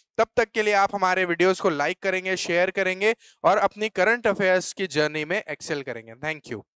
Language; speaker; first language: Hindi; native; Hindi